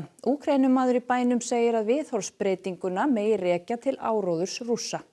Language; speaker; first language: Icelandic; native; Icelandic